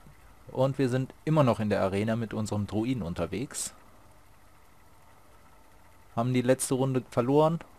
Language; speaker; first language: German; native; German